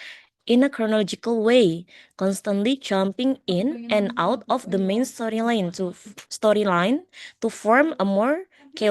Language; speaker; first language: English; non-native, learner; Indonesian